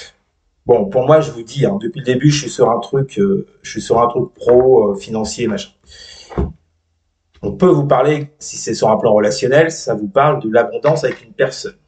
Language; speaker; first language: French; native; French